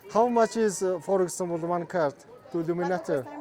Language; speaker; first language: English; non-native, learner; Mongolian